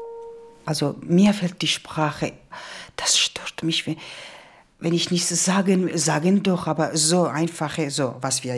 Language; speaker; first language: German; non-native, learner; Georgian